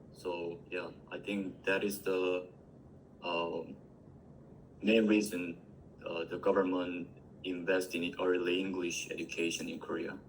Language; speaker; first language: English; non-native, learner; Korean